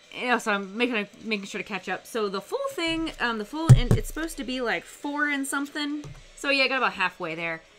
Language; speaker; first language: English; native; English